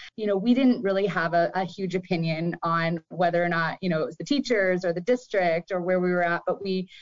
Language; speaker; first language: English; native; English